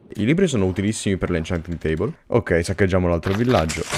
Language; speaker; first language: Italian; native; Italian